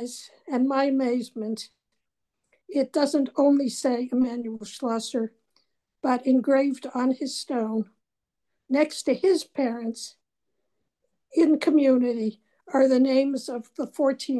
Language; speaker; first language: English; native; English